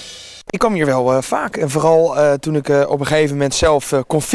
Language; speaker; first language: Dutch; native; Dutch